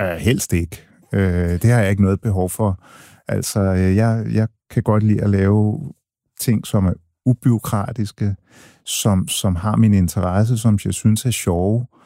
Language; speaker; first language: Danish; early bilingual, other home language; English